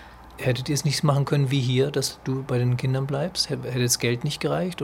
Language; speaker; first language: German; native; German